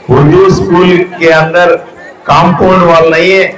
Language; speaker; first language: Hindi; non-native, local second language; Telugu